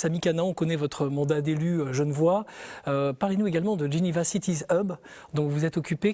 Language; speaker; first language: French; native; French